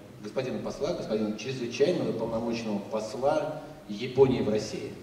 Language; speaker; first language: Russian; native; Russian